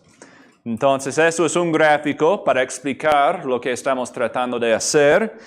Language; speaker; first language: Spanish; non-native, fluent; English